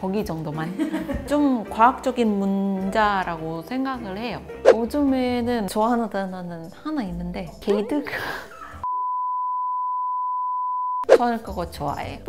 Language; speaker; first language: Korean; non-native, fluent; Indonesian